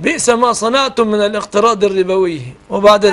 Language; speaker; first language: Arabic; native; Arabic